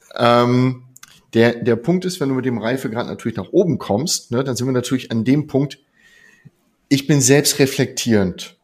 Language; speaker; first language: German; native; German